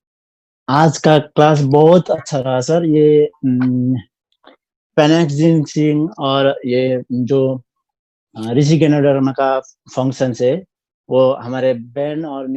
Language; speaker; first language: Hindi; non-native, learner; Nepali